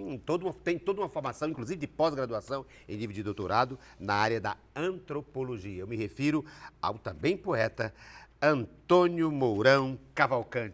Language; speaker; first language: Portuguese; native; Portuguese